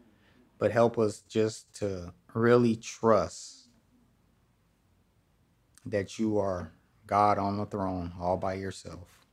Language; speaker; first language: English; native; English